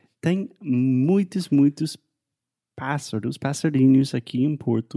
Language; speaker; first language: Portuguese; non-native, fluent; English